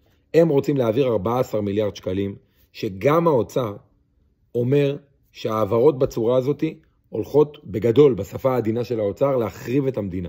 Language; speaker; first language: Hebrew; native; Hebrew